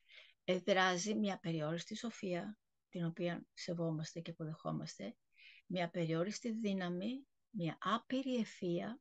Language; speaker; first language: Greek; native; Greek